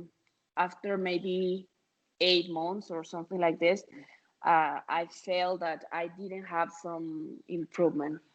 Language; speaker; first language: English; non-native, fluent; Spanish